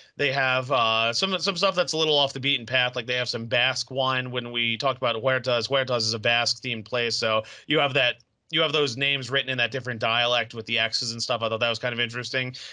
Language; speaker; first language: English; native; English